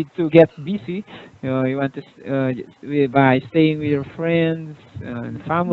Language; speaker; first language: English; non-native, local second language; Filipino